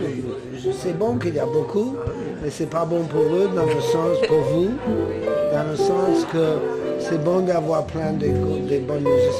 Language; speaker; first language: French; non-native, fluent; English